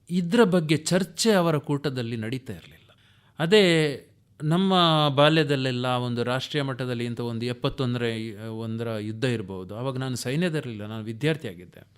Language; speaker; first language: Kannada; non-native, local second language; Tulu